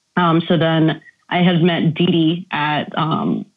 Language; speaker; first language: English; native; English